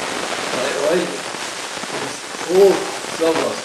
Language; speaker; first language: German; early bilingual, heritage; German